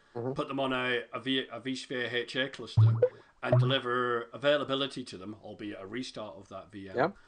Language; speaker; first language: English; native; English